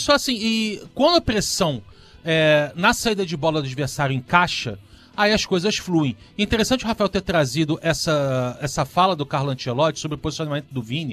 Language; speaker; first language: Portuguese; native; Portuguese